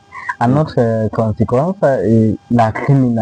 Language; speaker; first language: French; non-native, learner; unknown